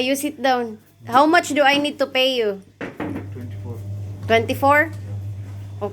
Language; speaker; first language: English; non-native, local second language; Filipino